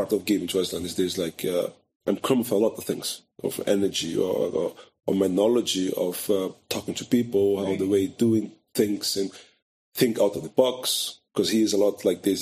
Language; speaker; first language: English; non-native, fluent; Portuguese